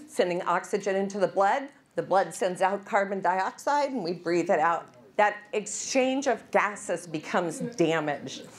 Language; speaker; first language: English; native; English